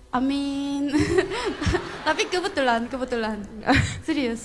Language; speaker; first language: Indonesian; non-native, fluent; Korean